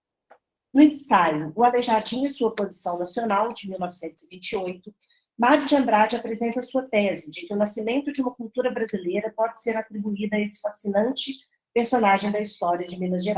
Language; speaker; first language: Portuguese; native; Portuguese